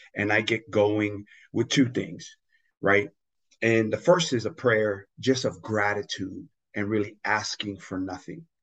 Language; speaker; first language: English; non-native, fluent; Tongan